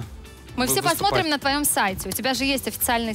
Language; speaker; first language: Russian; native; Russian